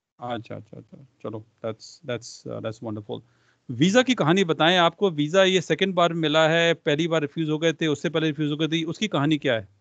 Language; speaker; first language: Hindi; non-native, local second language; Punjabi